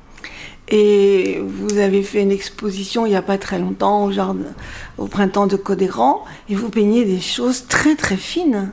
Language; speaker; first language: French; native; French